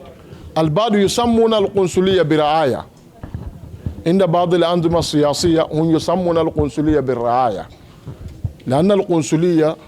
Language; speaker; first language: Arabic; non-native, fluent; Mandingo